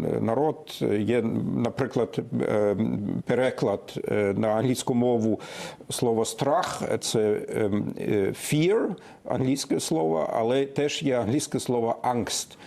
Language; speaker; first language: Ukrainian; non-native, fluent; German